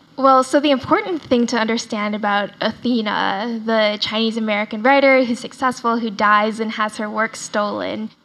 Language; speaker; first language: English; early bilingual, other home language; Chinese